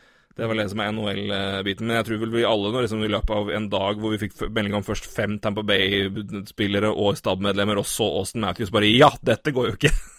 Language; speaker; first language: Norwegian; native; Norwegian